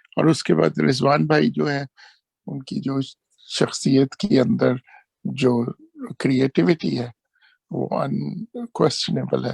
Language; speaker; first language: Urdu; non-native, local second language; Punjabi